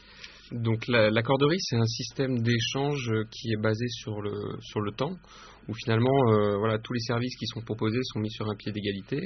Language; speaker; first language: French; native; French